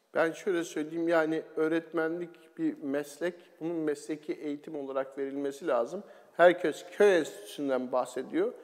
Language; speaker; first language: Turkish; native; Turkish